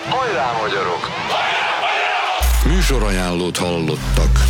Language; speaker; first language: Hungarian; native; Hungarian